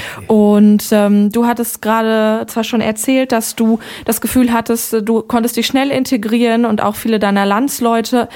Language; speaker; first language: German; native; German